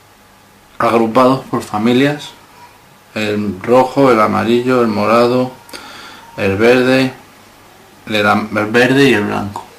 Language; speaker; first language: Spanish; native; Spanish